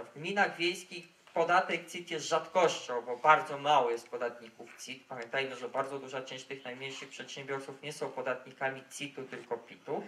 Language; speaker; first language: Polish; native; Polish